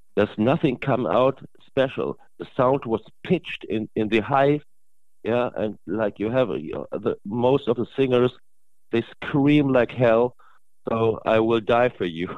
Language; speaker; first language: English; non-native, learner; German